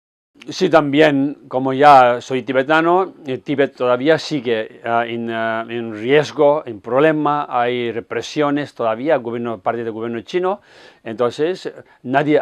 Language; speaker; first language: Spanish; non-native, fluent; Tibetan